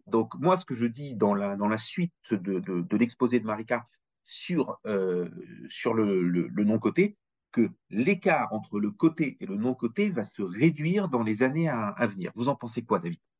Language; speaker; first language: French; native; French